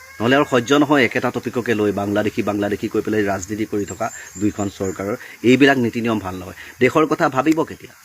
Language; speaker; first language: Assamese; native; Assamese